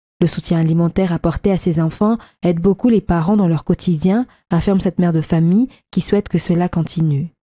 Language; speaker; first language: French; non-native, local second language; Malagasy